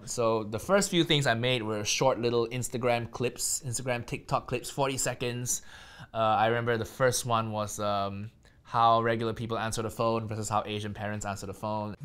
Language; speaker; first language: English; non-native, local second language; Chinese